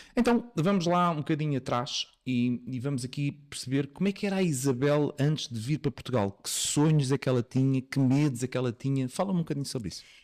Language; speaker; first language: Portuguese; native; Portuguese